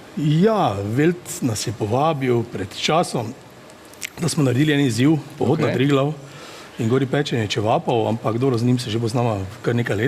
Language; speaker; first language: Slovenian; native; Slovenian